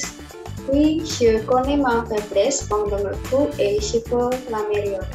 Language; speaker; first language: French; non-native, learner; Indonesian